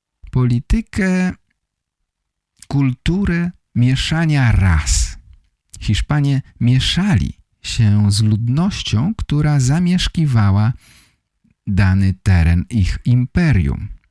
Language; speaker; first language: Polish; native; Polish